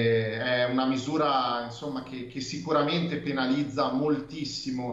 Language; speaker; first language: Italian; native; Italian